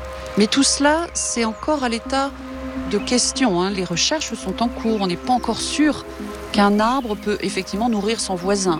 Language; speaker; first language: French; native; French